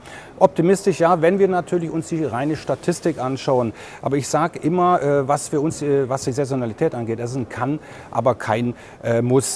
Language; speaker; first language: German; native; German